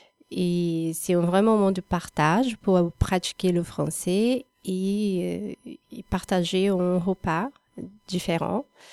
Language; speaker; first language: French; non-native, fluent; Portuguese